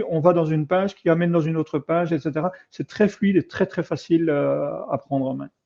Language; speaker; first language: French; native; French